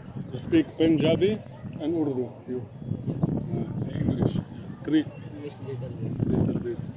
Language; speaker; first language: English; non-native, learner; French